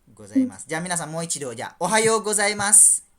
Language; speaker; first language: Japanese; non-native, fluent; Malay